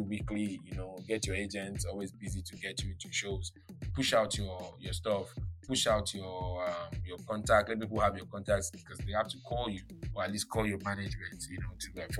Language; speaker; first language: English; non-native, local second language; Yoruba